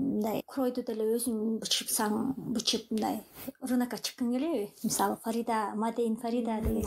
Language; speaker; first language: Kyrgyz; native; Kyrgyz